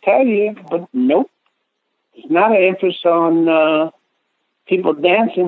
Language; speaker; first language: English; native; English